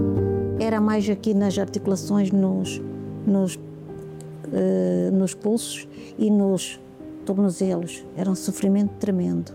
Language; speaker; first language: Portuguese; native; Portuguese